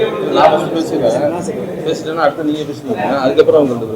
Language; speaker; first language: Tamil; native; Tamil